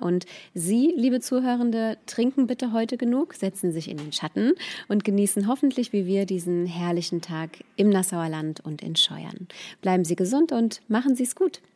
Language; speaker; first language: German; native; German